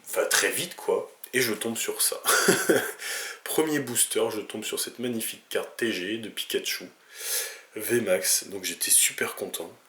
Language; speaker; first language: French; native; French